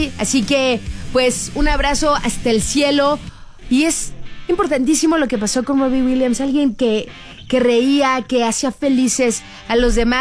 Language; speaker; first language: Spanish; native; Spanish